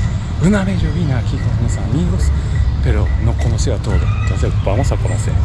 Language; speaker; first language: Spanish; non-native, learner; Japanese